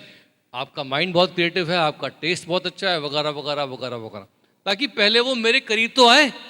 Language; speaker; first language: Hindi; native; Hindi